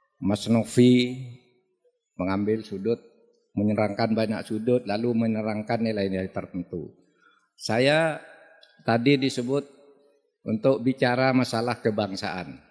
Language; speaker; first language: Indonesian; non-native, local second language; Madurese